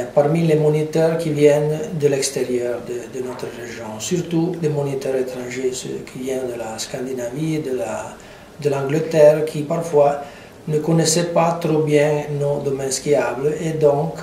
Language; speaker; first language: French; non-native, local second language; Italian